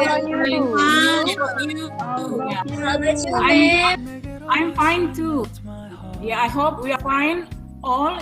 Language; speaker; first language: English; non-native, learner; Indonesian